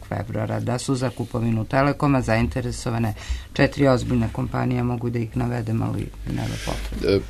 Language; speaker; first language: Serbian; native; Serbian